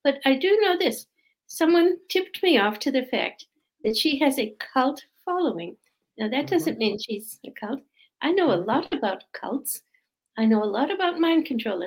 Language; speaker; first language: English; native; English